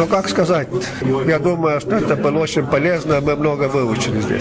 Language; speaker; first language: Russian; non-native, learner; Estonian